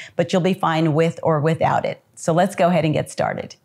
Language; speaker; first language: English; native; English